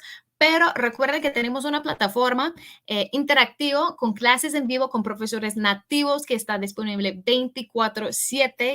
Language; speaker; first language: Spanish; early bilingual, heritage; English